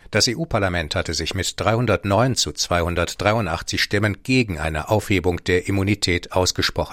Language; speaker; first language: German; native; German